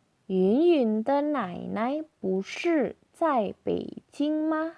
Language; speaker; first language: Chinese; non-native, fluent; Indonesian